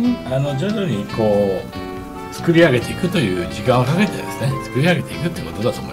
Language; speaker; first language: Japanese; native; Japanese